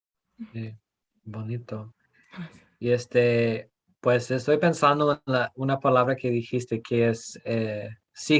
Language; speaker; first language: Spanish; non-native, fluent; English